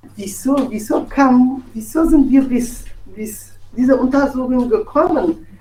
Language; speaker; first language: German; non-native, fluent; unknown